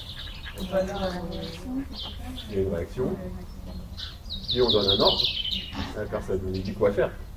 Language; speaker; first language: French; native; French